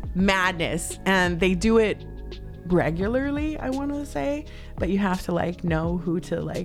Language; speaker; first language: English; native; English